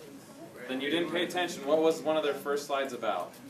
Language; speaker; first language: English; native; English